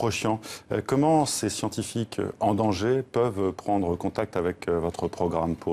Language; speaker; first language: French; native; French